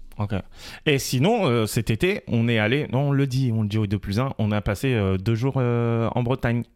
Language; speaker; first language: French; native; French